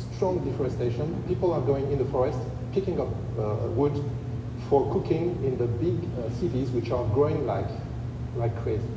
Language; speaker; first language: English; non-native, fluent; French